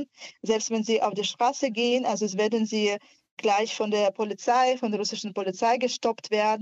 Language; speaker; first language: German; non-native, fluent; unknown